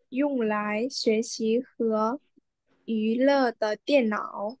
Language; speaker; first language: Chinese; non-native, learner; Vietnamese